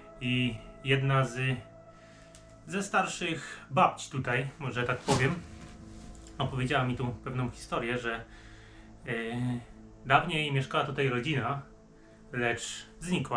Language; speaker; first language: Polish; native; Polish